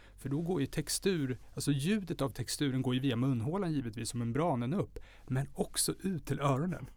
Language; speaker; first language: Swedish; native; Swedish